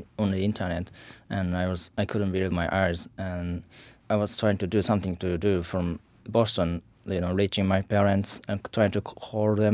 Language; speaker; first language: English; non-native, fluent; Japanese